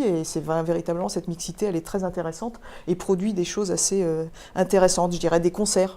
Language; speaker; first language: French; native; French